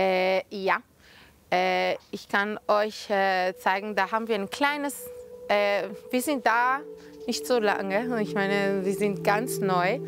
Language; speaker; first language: German; non-native, fluent; Hebrew